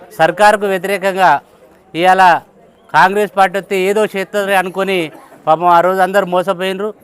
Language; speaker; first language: Telugu; native; Telugu